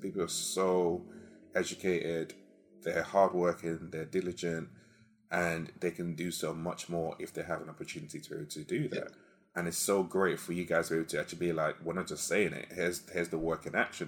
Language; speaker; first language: English; non-native, local second language; Yoruba